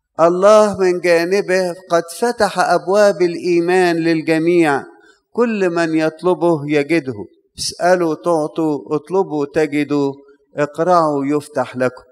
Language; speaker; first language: Arabic; native; Arabic